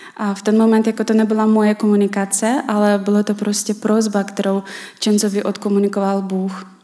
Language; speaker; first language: Czech; non-native, fluent; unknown